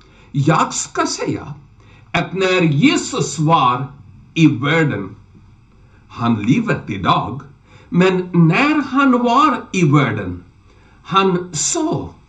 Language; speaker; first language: Swedish; non-native, learner; Urdu